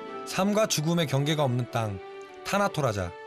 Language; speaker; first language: Korean; native; Korean